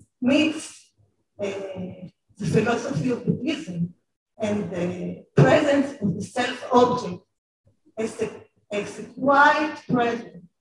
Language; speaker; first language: English; non-native, fluent; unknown